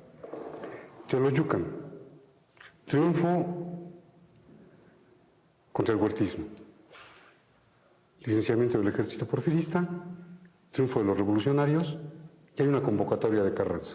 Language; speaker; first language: Spanish; native; Spanish